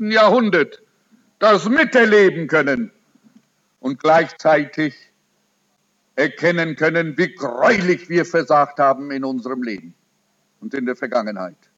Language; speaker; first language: German; early bilingual, heritage; German